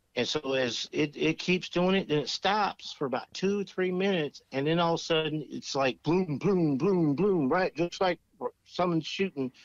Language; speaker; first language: English; native; English